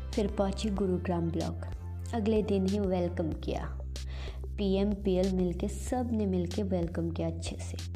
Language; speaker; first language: Hindi; non-native, local second language; Assamese